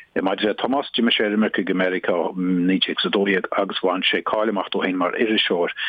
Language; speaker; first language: Irish; native; Irish